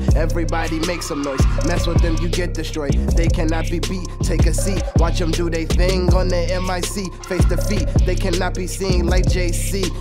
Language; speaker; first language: English; early bilingual, other home language; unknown